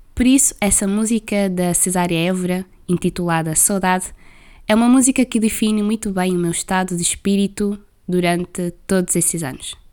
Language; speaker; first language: Portuguese; non-native, local second language; Kabuverdianu